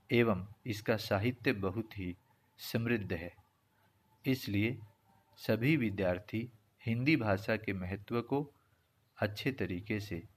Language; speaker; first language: Hindi; native; Hindi